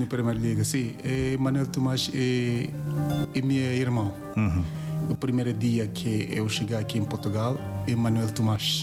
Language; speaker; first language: Portuguese; non-native, learner; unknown